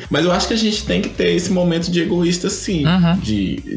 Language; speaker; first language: Portuguese; native; Portuguese